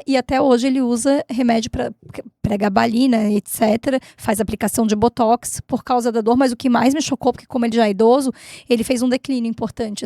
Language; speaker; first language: Portuguese; native; Portuguese